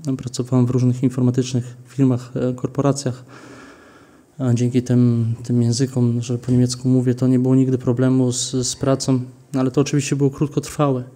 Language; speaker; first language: Polish; early bilingual, heritage; Polish